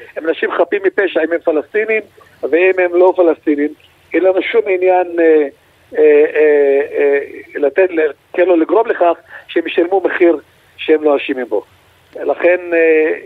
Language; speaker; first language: Hebrew; non-native, local second language; Arabic